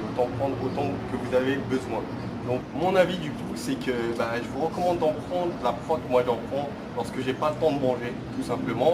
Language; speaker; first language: French; native; French